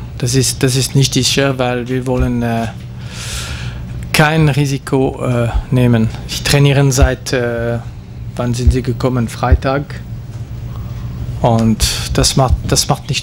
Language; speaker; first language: German; non-native, local second language; French